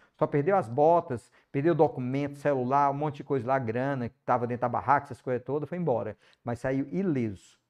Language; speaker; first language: Portuguese; native; Portuguese